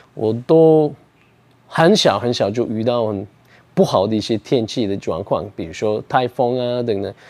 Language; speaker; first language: Chinese; non-native, fluent; Turkish